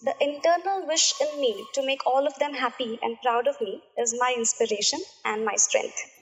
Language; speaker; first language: English; non-native, local second language; Marathi